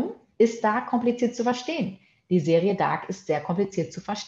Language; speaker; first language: German; non-native, fluent; Portuguese